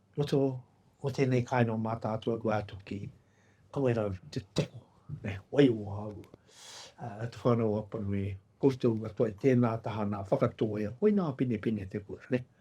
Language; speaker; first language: Māori; native; Māori